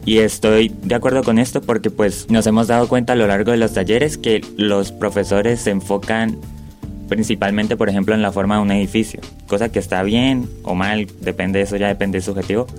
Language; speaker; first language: Spanish; native; Spanish